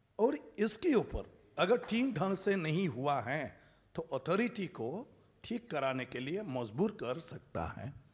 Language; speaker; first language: Hindi; non-native, local second language; Bodo